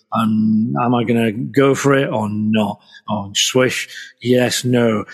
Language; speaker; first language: English; native; English